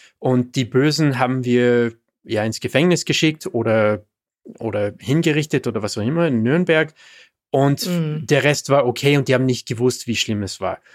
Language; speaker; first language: German; non-native, fluent; English